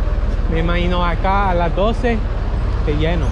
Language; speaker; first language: Spanish; non-native, learner; English